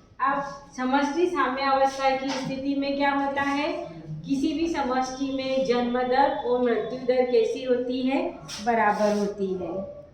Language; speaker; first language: Hindi; native; Hindi